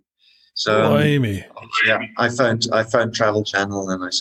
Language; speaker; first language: English; native; English